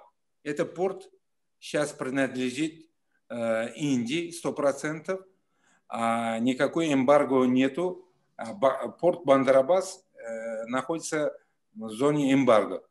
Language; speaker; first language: Russian; non-native, fluent; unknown